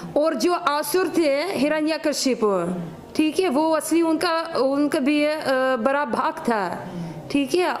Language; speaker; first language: Hindi; non-native, learner; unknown